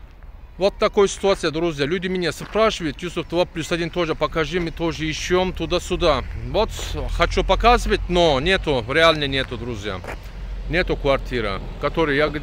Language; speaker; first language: Russian; non-native, learner; Turkish